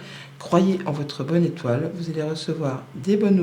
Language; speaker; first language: French; native; French